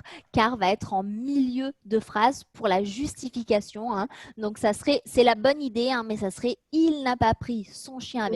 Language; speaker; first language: French; native; French